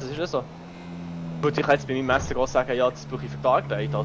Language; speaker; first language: German; native; German